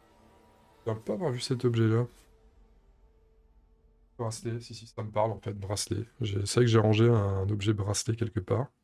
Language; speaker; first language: French; native; French